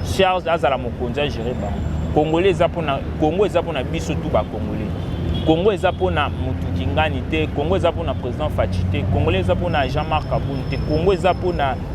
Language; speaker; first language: Lingala; non-native, local second language; Swahili